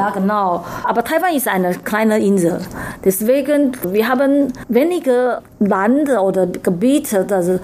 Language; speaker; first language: German; non-native, learner; Chinese